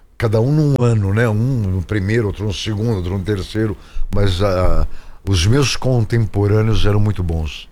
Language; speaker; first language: Portuguese; native; Portuguese